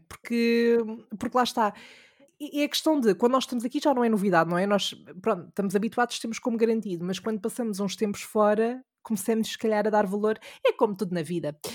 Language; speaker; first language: Portuguese; native; Portuguese